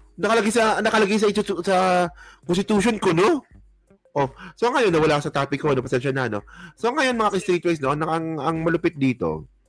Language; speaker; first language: Filipino; non-native, local second language; Hiligaynon